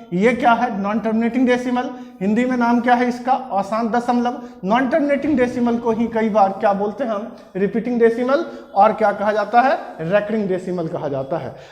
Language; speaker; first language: Hindi; native; Hindi